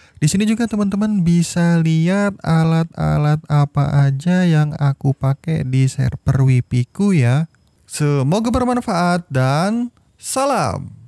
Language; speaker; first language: Indonesian; native; Indonesian